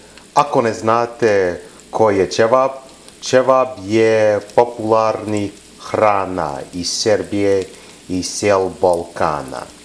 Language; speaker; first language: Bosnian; non-native, learner; English